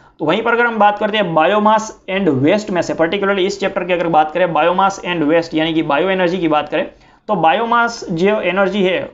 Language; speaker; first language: Hindi; non-native, local second language; Gujarati